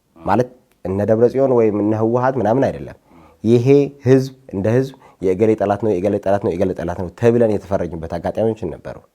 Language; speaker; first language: Amharic; non-native, local second language; Tigrinya